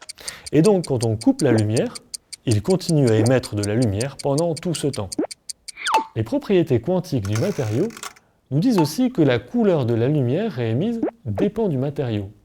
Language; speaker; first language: French; native; French